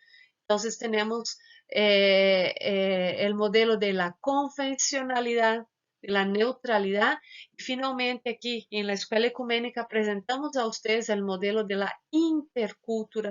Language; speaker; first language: Spanish; non-native, fluent; Portuguese